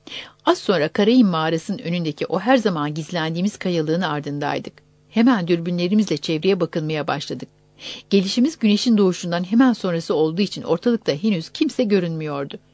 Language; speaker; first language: Turkish; native; Turkish